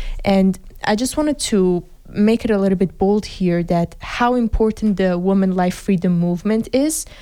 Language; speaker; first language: English; non-native, fluent; Persian